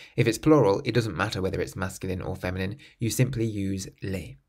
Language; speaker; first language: English; native; English